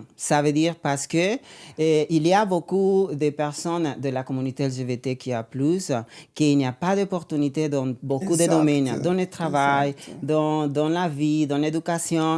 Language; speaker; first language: French; non-native, learner; Spanish